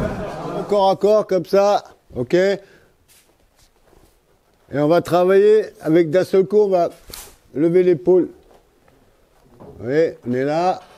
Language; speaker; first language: French; native; French